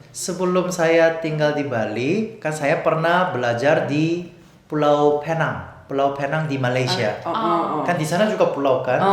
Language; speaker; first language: Indonesian; non-native, fluent; Korean